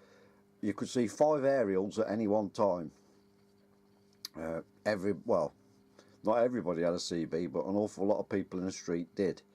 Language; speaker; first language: English; native; English